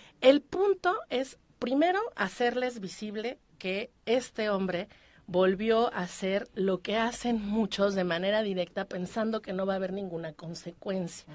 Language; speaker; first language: Spanish; native; Spanish